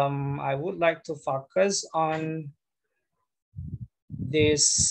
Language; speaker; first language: English; non-native, fluent; Indonesian